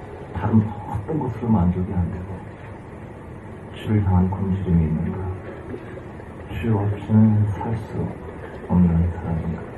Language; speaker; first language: Korean; native; Korean